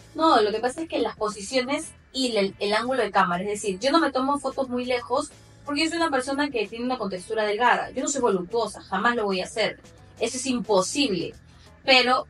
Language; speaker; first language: Spanish; native; Spanish